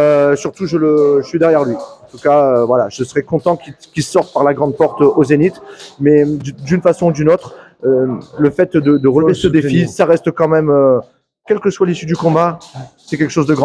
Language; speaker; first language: French; native; French